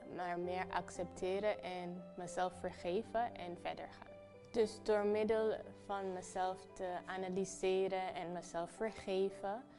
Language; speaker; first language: Dutch; non-native, local second language; Papiamento